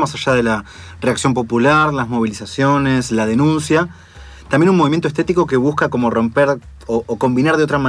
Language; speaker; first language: Spanish; native; Spanish